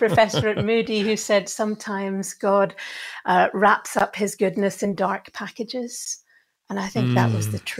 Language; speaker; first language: English; native; English